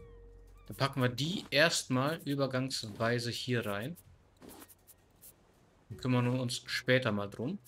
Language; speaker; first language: German; native; German